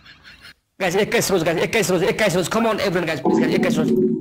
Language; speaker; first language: English; non-native, learner; Nepali